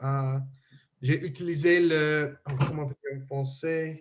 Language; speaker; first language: French; non-native, learner; English